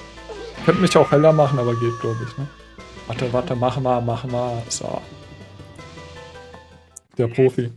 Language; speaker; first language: German; native; German